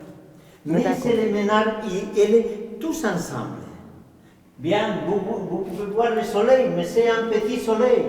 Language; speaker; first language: French; non-native, fluent; Spanish